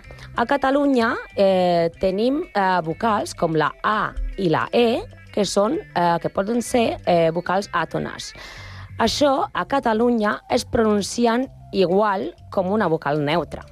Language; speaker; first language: Catalan; non-native, learner; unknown